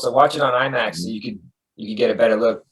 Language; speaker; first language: English; native; English